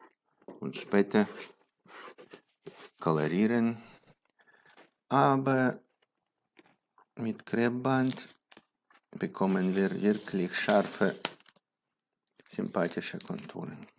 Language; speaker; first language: German; non-native, fluent; Russian